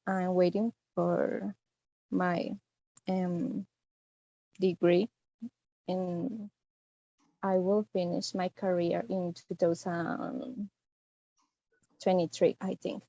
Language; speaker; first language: English; non-native, fluent; Spanish